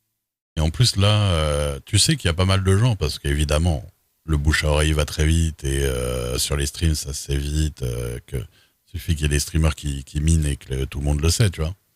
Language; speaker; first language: French; native; French